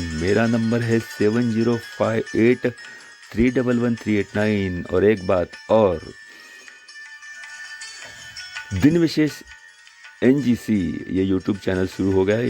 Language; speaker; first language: Hindi; non-native, local second language; Marathi